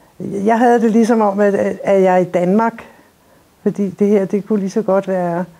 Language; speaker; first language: Danish; native; Danish